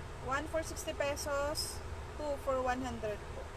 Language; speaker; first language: Filipino; native; Filipino